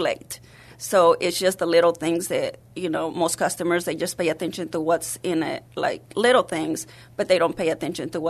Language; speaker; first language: English; early bilingual, other home language; Spanish